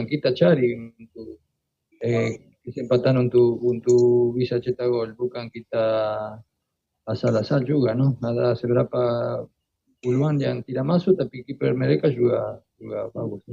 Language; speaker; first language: Indonesian; non-native, fluent; Spanish